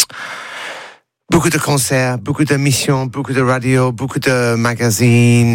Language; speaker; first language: French; non-native, learner; English